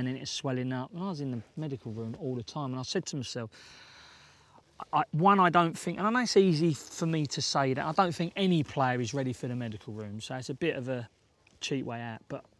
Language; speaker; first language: English; native; English